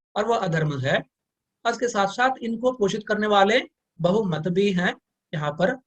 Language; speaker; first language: Hindi; non-native, local second language; Kannada